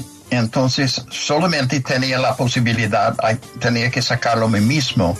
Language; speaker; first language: Spanish; non-native, fluent; English